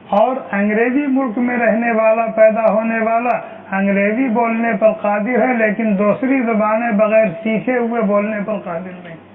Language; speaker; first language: Urdu; native; Urdu